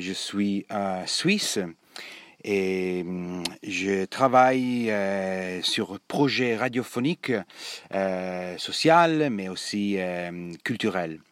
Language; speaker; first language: French; non-native, learner; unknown